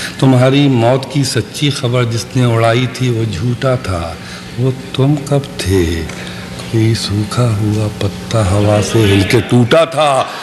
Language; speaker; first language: Urdu; native; Urdu